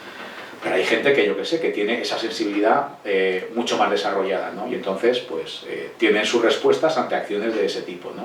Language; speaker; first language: Spanish; native; Spanish